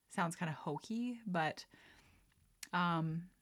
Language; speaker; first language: English; early bilingual, other home language; Dutch